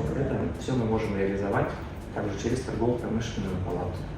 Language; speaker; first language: Russian; native; Russian